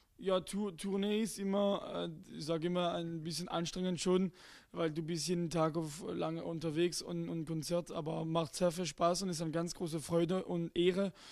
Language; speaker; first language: German; non-native, local second language; Swiss German